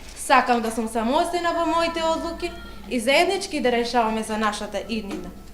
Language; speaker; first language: Macedonian; non-native, local second language; Romany